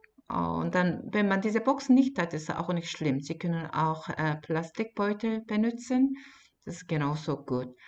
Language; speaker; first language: German; non-native, fluent; Korean